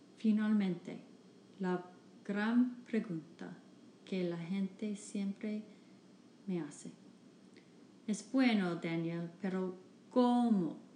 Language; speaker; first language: Spanish; non-native, fluent; English